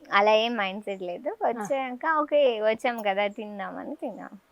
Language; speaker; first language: Telugu; non-native, learner; Kannada